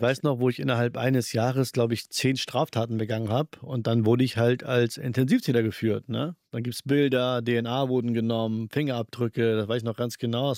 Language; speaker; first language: German; early bilingual, other home language; Urdu